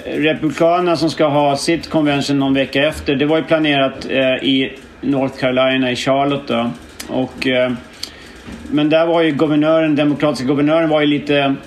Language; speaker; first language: Swedish; native; Swedish